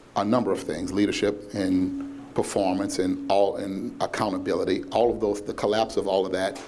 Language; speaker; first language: English; native; English